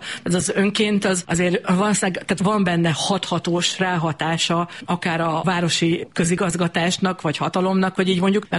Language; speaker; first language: Hungarian; native; Hungarian